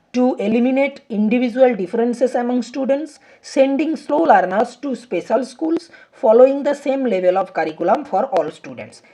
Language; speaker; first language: English; non-native, local second language; Bangla